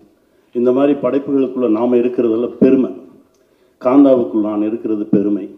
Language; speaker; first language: Tamil; native; Tamil